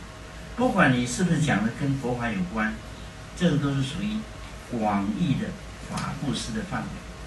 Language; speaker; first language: Chinese; native; Chinese